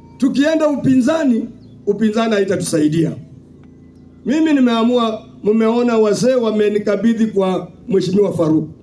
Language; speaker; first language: Swahili; non-native, local second language; Luyia